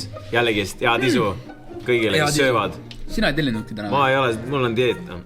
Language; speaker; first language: Estonian; native; Estonian